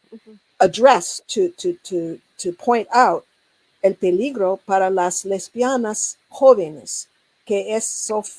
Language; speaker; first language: Spanish; non-native, learner; English